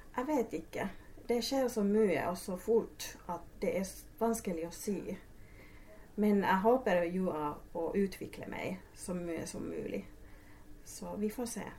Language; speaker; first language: Swedish; non-native, local second language; Finnish